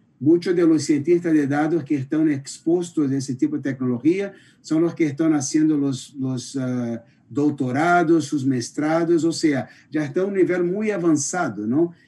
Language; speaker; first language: Spanish; non-native, fluent; Portuguese